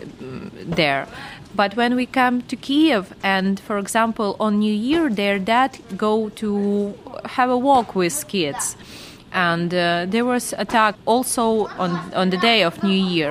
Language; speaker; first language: English; non-native, fluent; Ukrainian